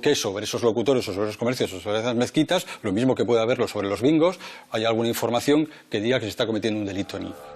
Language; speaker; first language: Spanish; native; Spanish